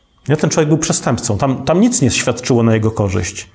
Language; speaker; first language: Polish; native; Polish